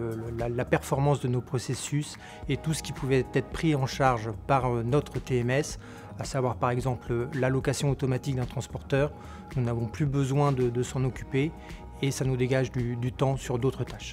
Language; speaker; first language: French; native; French